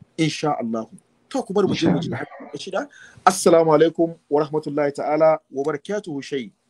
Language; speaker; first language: Hausa; native; Hausa